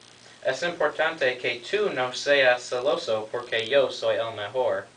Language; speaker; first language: Spanish; non-native, learner; English